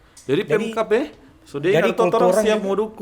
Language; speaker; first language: Indonesian; non-native, local second language; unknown